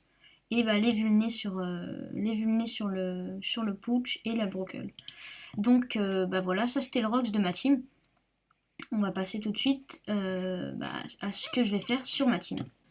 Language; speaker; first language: French; native; French